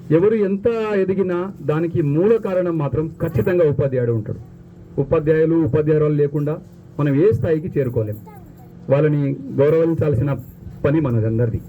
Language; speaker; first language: Telugu; non-native, local second language; Lambadi